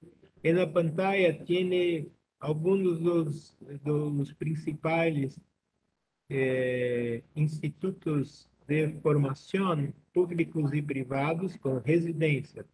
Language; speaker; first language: Spanish; non-native, learner; Portuguese